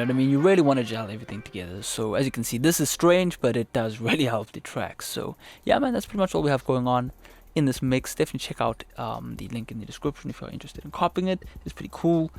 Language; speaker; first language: English; native; English